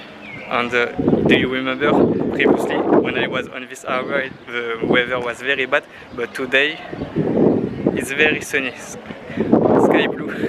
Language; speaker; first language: English; non-native, learner; French